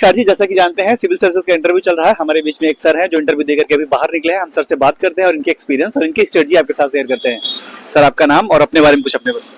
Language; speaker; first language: Hindi; native; Hindi